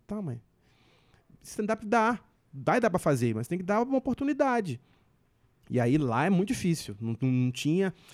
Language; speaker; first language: Portuguese; native; Portuguese